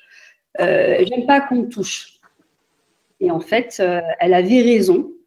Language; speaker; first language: French; non-native, local second language; Arabic